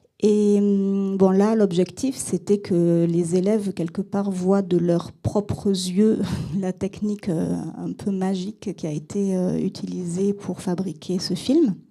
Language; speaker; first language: French; native; French